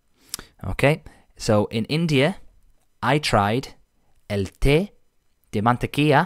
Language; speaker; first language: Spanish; non-native, learner; English